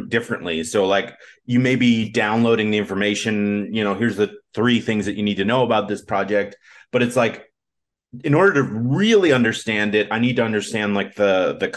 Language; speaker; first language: English; native; English